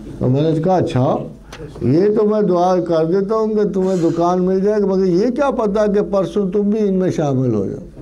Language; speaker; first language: Urdu; non-native, local second language; Punjabi